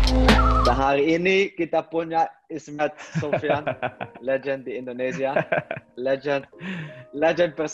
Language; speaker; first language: Indonesian; non-native, learner; Dutch